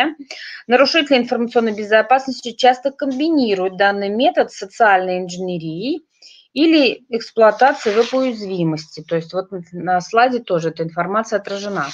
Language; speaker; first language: Russian; native; Russian